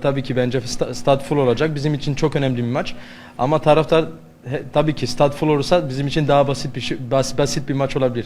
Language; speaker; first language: Turkish; non-native, learner; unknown